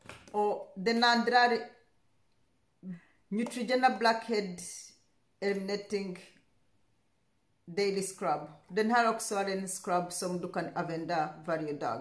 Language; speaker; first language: Swedish; non-native, learner; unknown